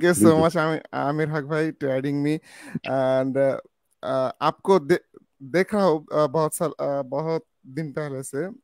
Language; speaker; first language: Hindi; non-native, learner; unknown